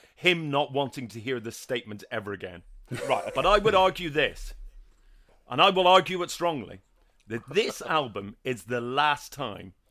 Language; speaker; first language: English; native; English